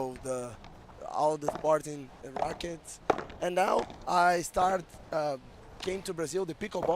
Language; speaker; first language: English; non-native, fluent; Portuguese